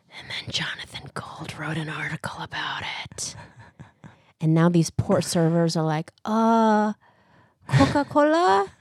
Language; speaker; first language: English; early bilingual, other home language; Korean